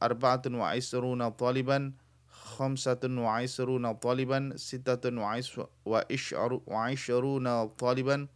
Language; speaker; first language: Arabic; non-native, fluent; Indonesian